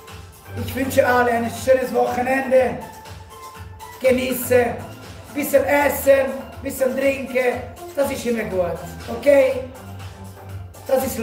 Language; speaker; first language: German; non-native, learner; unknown